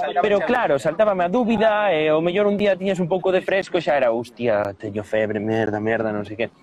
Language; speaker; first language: Galician; non-native, local second language; Spanish